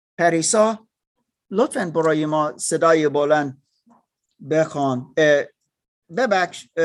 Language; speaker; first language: Persian; non-native, learner; German